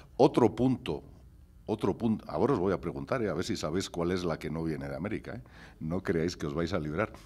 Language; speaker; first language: Spanish; native; Spanish